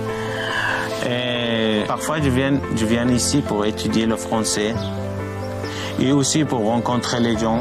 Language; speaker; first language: French; non-native, learner; Arabic